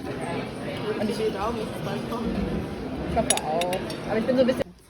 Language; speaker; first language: German; non-native, fluent; Korean